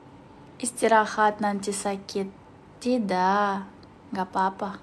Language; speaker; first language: Indonesian; non-native, learner; Russian